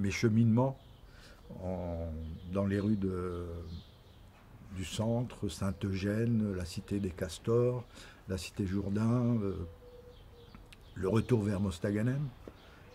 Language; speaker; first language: French; native; French